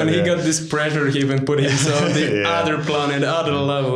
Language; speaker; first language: English; non-native, learner; Polish